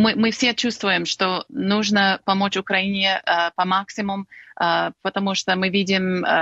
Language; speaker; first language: Russian; non-native, fluent; English